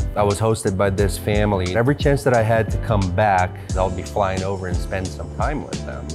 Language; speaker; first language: English; non-native, fluent; Portuguese